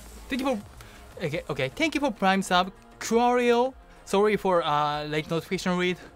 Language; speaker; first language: English; non-native, learner; Japanese